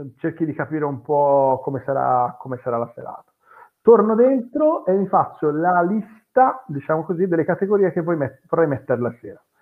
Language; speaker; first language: Italian; native; Italian